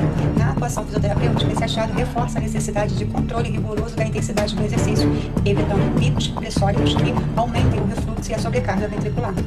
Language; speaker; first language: Portuguese; native; Portuguese